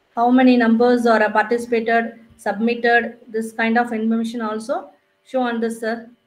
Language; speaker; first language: English; non-native, local second language; Tamil